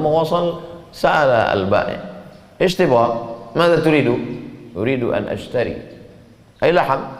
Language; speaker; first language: Arabic; non-native, fluent; Indonesian